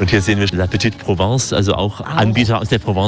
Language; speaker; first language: German; native; German